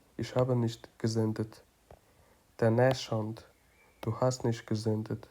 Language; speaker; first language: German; non-native, fluent; Kurdish